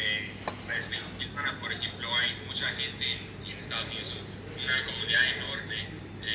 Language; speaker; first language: Spanish; non-native, fluent; English